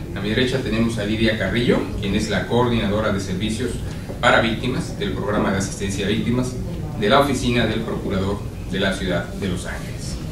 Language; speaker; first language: Spanish; native; Spanish